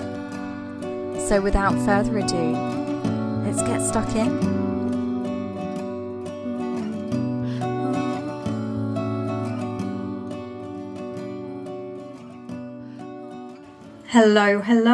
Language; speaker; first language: English; native; English